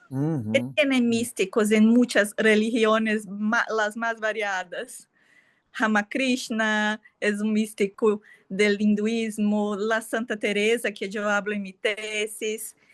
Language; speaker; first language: Spanish; non-native, fluent; Portuguese